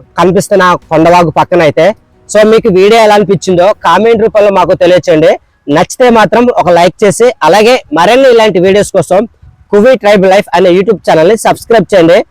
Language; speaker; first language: Telugu; non-native, local second language; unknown